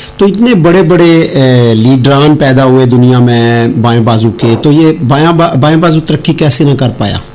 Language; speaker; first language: Urdu; native; Urdu